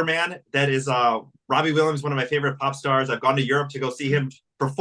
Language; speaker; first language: English; native; English